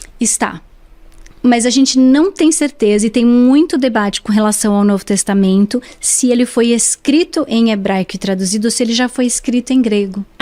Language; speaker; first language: Portuguese; early bilingual, other home language; English